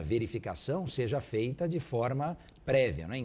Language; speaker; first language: Portuguese; native; Portuguese